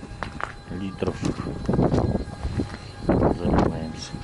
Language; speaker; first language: Russian; non-native, local second language; Yakut